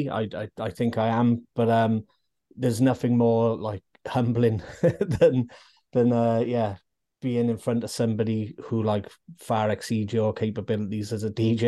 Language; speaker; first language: English; native; English